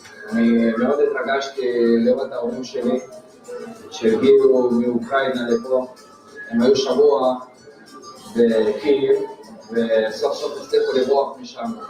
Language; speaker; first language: Hebrew; non-native, fluent; Russian